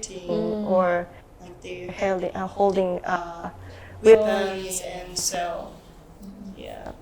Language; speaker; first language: English; non-native, fluent; Japanese